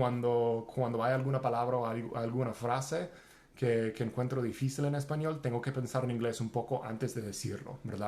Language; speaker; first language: Spanish; non-native, fluent; English